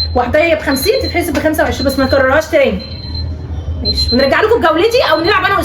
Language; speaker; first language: Arabic; native; Arabic